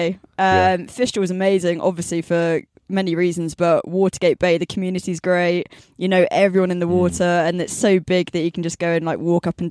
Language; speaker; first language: English; native; English